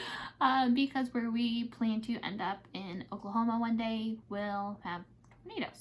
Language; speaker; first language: English; native; English